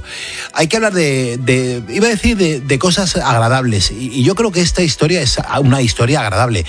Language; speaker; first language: Spanish; native; Spanish